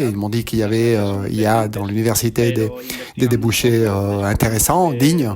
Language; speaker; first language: French; non-native, fluent; Spanish